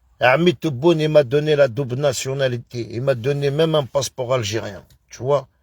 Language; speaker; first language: French; native; French